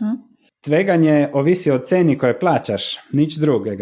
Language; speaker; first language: Slovenian; non-native, learner; Croatian